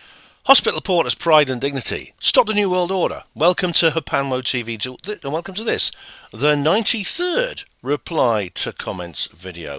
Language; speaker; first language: English; native; English